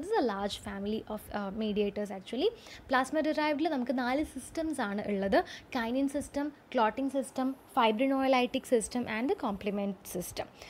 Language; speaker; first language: English; non-native, local second language; Malayalam